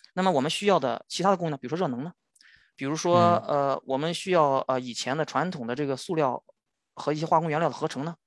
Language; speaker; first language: Chinese; native; Chinese